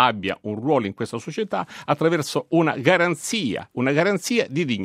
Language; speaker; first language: Italian; native; Italian